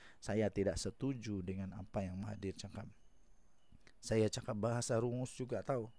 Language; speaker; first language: Malay; non-native, local second language; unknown